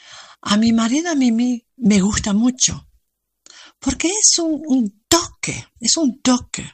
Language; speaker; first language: Spanish; non-native, learner; German